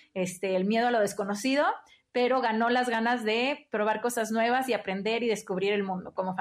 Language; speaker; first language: Spanish; native; Spanish